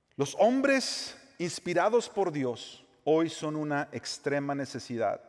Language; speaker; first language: Spanish; native; Spanish